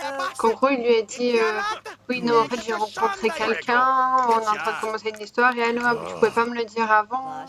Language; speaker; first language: French; native; French